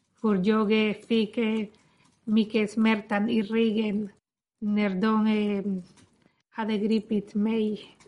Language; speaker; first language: Swedish; non-native, learner; Spanish